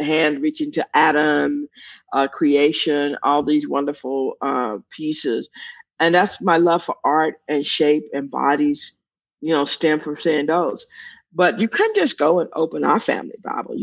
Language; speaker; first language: English; native; English